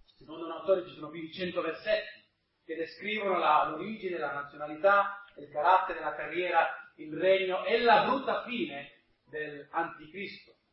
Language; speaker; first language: Italian; non-native, fluent; English